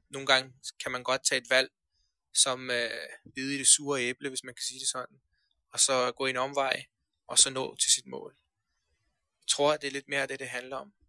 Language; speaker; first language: Danish; early bilingual, other home language; Persian